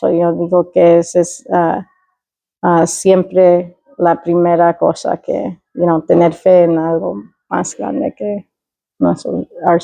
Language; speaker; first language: Spanish; early bilingual, heritage; Spanish